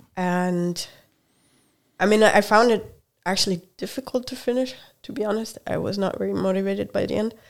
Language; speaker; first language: English; non-native, fluent; Hungarian